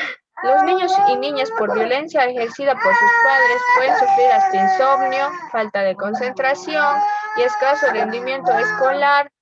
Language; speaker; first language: Spanish; native; Spanish